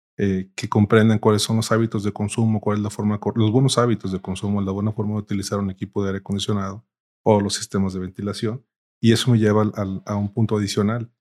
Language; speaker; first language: Spanish; native; Spanish